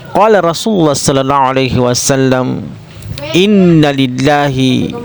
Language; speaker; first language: Filipino; non-native, local second language; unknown